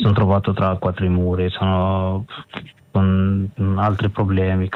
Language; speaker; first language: Italian; non-native, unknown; Arabic